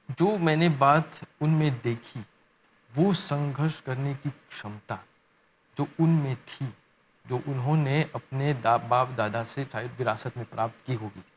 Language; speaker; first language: Hindi; non-native, local second language; Morisyen